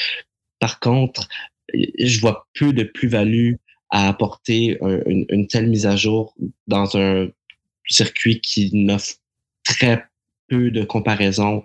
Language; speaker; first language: French; native; French